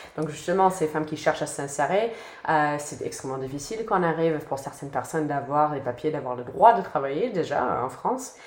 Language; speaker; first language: French; non-native, fluent; English